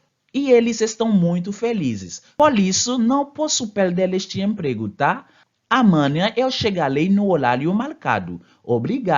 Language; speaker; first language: Portuguese; non-native, fluent; Haitian Creole